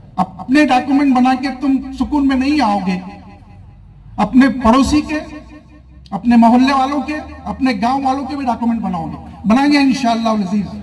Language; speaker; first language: Urdu; native; Urdu